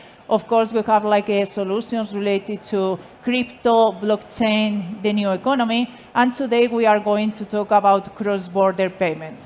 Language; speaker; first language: English; non-native, fluent; Spanish